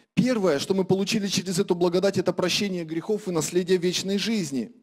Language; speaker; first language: Russian; native; Russian